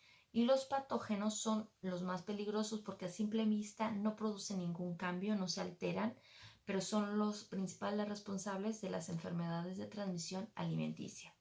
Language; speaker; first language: Spanish; native; Spanish